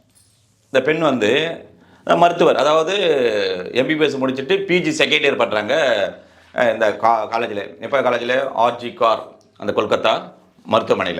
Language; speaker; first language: Tamil; native; Tamil